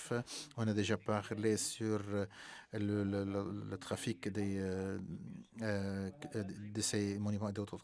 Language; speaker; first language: French; non-native, fluent; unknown